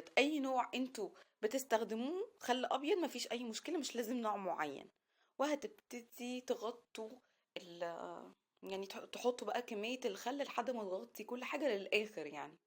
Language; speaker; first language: Arabic; native; Arabic